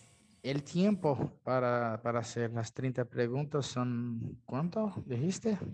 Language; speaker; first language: Spanish; non-native, fluent; Portuguese